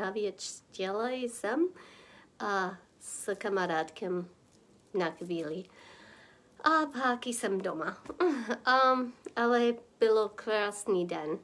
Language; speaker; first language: Czech; non-native, learner; English